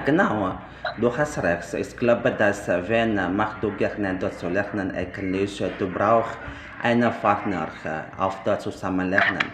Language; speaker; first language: German; non-native, learner; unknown